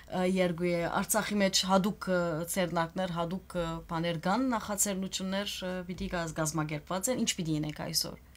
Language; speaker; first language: Armenian; early bilingual, heritage; Armenian